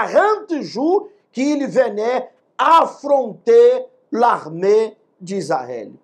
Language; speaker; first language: French; non-native, fluent; Portuguese